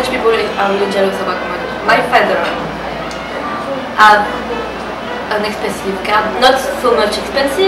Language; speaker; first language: English; non-native, learner; French